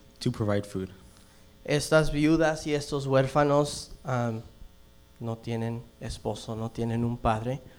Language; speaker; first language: Spanish; early bilingual, heritage; Spanish